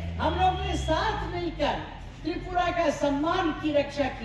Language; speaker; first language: Hindi; non-native, local second language; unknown